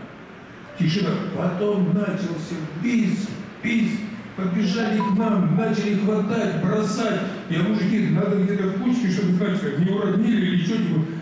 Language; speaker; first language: Russian; native; Russian